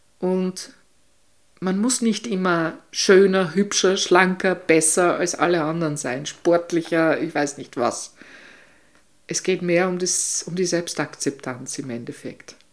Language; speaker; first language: German; native; German